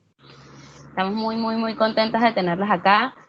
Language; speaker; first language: Spanish; native; Spanish